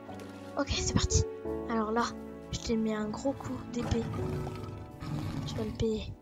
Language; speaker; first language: French; native; French